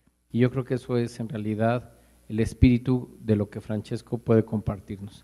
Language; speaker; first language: Spanish; native; Spanish